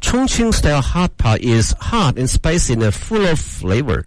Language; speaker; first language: English; non-native, fluent; Chinese